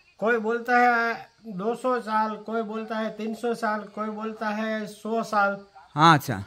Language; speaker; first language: Hindi; non-native, local second language; Gujarati